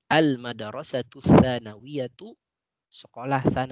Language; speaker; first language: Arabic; non-native, fluent; Indonesian